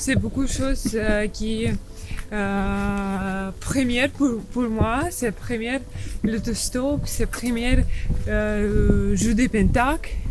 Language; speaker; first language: French; non-native, learner; Ukrainian